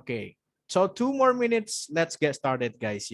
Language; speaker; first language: English; non-native, fluent; Indonesian